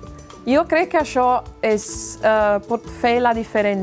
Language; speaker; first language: Catalan; non-native, local second language; Italian